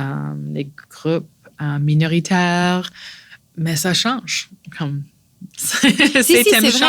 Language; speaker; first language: French; non-native, local second language; English